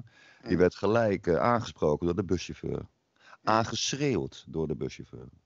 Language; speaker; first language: Dutch; native; Dutch